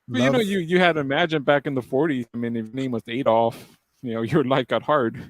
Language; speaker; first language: English; native; English